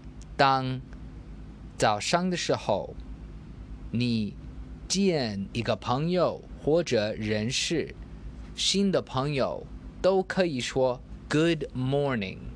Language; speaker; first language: Chinese; non-native, learner; English